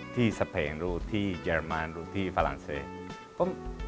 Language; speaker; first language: Thai; non-native, learner; Spanish